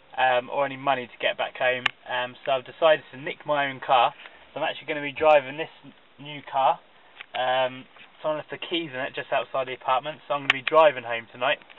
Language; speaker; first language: English; native; English